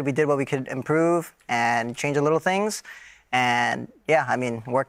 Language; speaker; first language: English; native; English